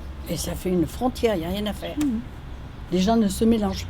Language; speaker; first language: French; native; French